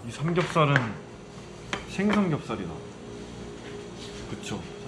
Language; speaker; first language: Korean; native; Korean